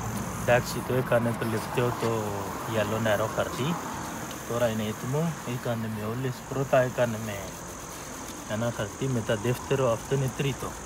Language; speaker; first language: Greek; non-native, learner; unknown